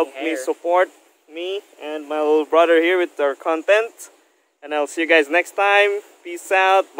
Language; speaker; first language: English; non-native, local second language; Filipino